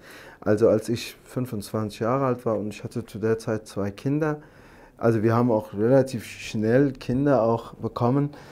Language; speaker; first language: German; non-native, fluent; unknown